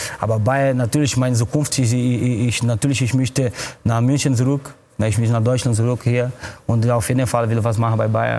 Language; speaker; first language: German; non-native, fluent; Portuguese